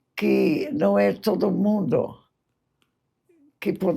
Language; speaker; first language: Portuguese; non-native, fluent; English